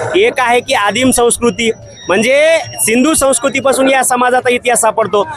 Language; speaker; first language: Marathi; non-native, local second language; Lambadi